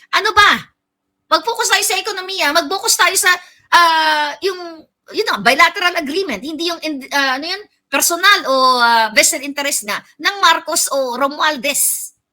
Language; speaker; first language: Filipino; non-native, local second language; Cebuano